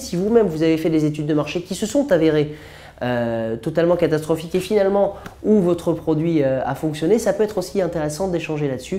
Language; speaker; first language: French; native; French